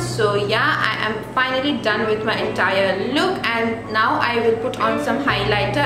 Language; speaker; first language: English; non-native, local second language; Bangla